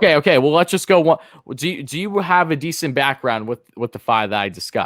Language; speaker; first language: English; native; English